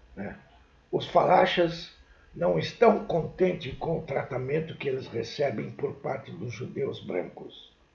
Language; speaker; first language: Portuguese; native; Portuguese